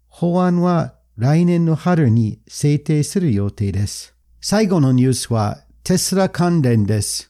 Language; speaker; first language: Japanese; non-native, fluent; English